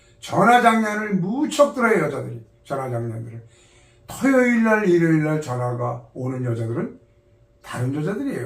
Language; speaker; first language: Korean; native; Korean